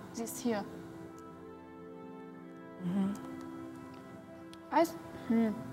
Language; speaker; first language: German; non-native, learner; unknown